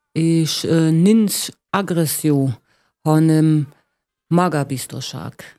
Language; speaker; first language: Hungarian; non-native, learner; German